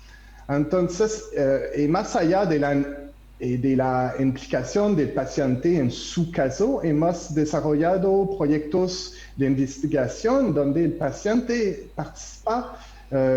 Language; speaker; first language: Spanish; non-native, learner; French